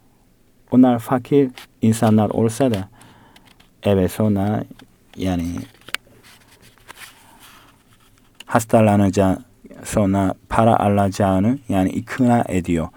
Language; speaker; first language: Turkish; non-native, learner; Korean